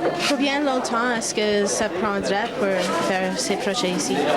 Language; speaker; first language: French; non-native, local second language; English